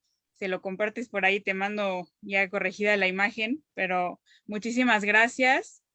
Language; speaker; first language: Spanish; native; Spanish